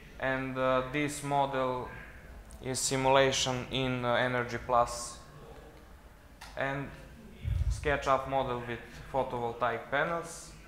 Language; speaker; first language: English; non-native, fluent; Serbian